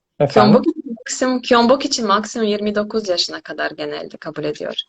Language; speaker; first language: Turkish; non-native, fluent; Korean